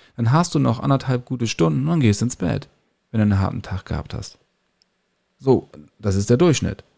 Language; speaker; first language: German; native; German